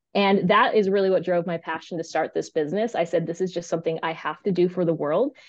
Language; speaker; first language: English; early bilingual, other home language; Spanish